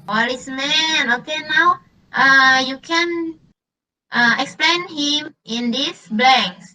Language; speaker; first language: English; non-native, learner; Indonesian